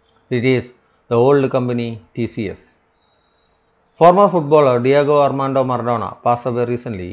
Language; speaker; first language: English; non-native, local second language; Malayalam